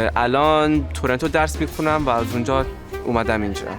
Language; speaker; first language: Persian; non-native, fluent; English